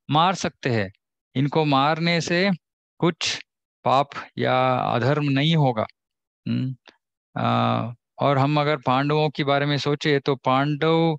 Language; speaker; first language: Hindi; non-native, local second language; Kannada